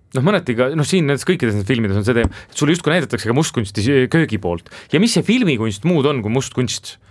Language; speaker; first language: Estonian; native; Estonian